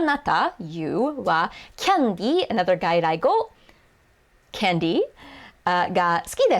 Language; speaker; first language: Japanese; non-native, fluent; English